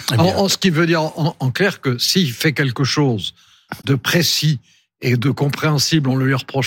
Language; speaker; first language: French; native; French